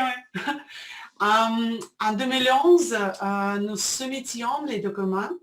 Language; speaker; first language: French; non-native, fluent; Russian